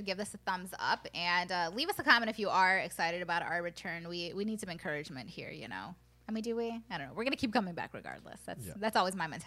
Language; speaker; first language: English; early bilingual, other home language; Spanish